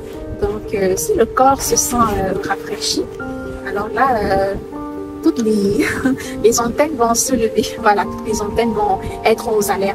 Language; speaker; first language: French; native; French